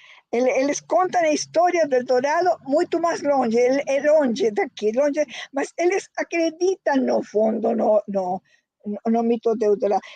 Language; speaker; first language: Portuguese; non-native, fluent; Spanish